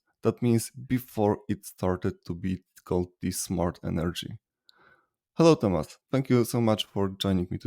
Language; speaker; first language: English; non-native, fluent; Polish